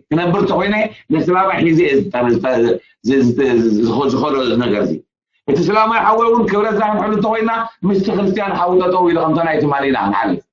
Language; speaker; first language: Tigrinya; native; Tigrinya